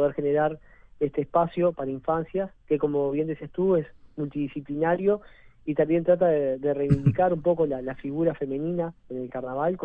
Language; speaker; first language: Spanish; native; Spanish